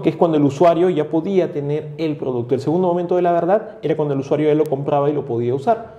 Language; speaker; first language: Spanish; native; Spanish